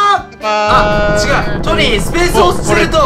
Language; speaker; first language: Japanese; native; Japanese